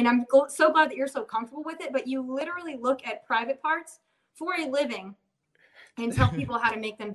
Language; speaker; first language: English; native; English